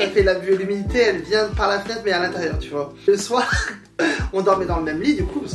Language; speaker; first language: French; native; French